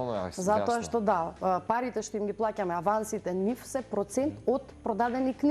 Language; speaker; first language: Macedonian; native; Macedonian